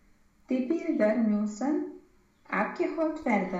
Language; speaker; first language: German; non-native, learner; Romanian